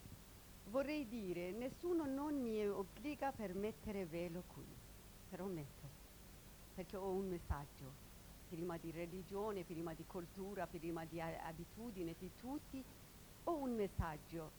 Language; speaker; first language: Italian; non-native, learner; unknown